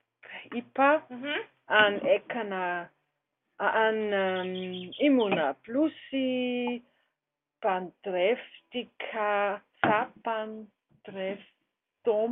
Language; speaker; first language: Greek; non-native, learner; German